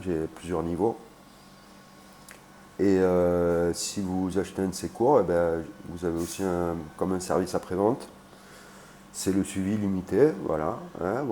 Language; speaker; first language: French; native; French